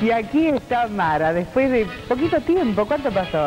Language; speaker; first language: Spanish; native; Spanish